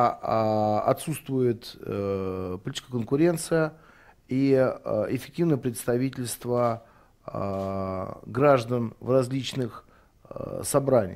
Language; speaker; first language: Russian; native; Russian